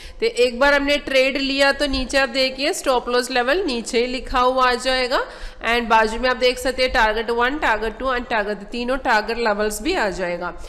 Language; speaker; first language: Hindi; non-native, local second language; Malayalam